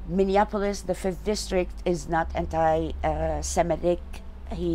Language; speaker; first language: English; non-native, fluent; Arabic